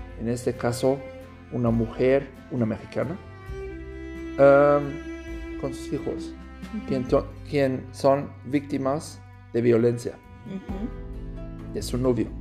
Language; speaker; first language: Spanish; non-native, learner; German